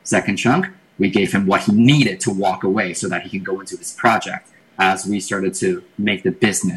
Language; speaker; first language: English; non-native, fluent; Chinese